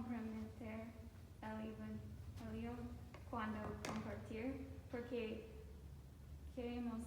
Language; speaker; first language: Spanish; non-native, learner; English